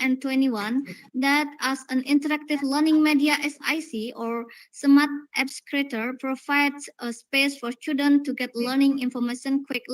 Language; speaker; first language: English; non-native, learner; Indonesian